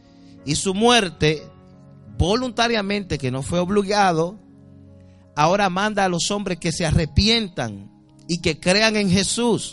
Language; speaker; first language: Spanish; native; Spanish